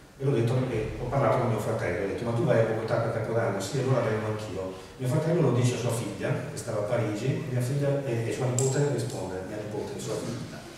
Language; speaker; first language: Italian; native; Italian